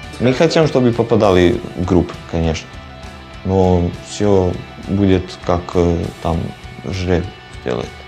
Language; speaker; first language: Russian; non-native, learner; Serbian